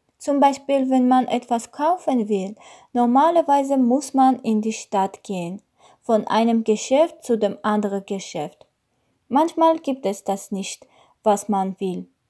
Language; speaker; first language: German; non-native, learner; Armenian